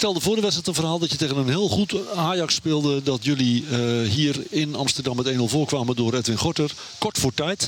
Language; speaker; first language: Dutch; native; Dutch